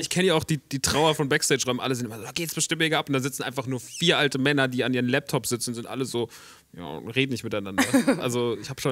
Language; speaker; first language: German; native; German